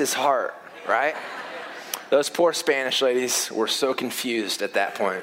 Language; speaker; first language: English; native; English